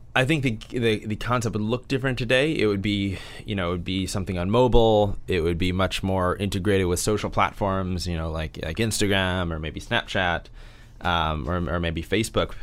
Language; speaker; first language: English; native; English